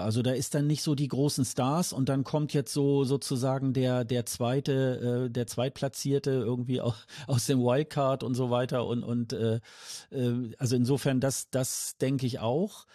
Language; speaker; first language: German; native; German